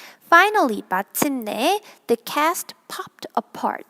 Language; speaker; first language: English; non-native, fluent; Korean